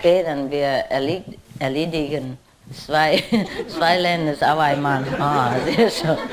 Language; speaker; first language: German; non-native, learner; Vietnamese